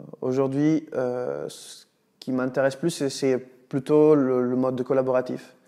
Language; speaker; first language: French; non-native, fluent; Italian